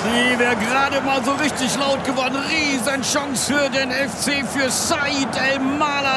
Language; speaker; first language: German; native; German